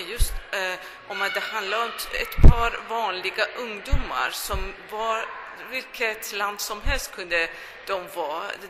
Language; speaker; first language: Swedish; non-native, fluent; Persian